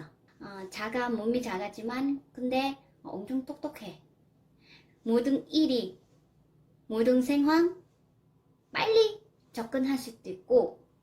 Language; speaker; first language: Korean; non-native, learner; Vietnamese